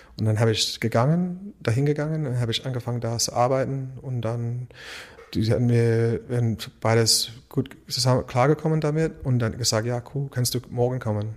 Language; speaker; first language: German; non-native, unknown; English